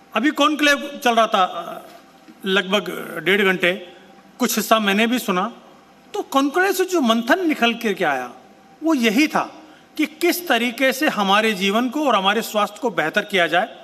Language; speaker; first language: Hindi; native; Hindi